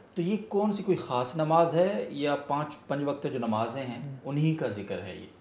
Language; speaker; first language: Urdu; native; Urdu